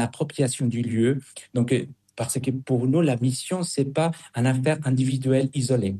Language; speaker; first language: French; non-native, fluent; Spanish